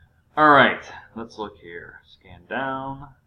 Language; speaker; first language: English; native; English